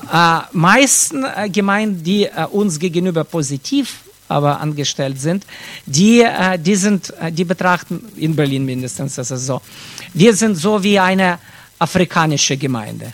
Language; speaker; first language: German; non-native, fluent; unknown